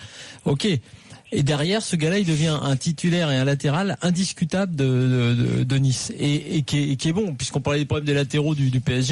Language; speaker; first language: French; native; French